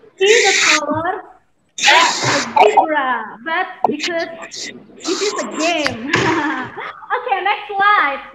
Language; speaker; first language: English; non-native, fluent; Indonesian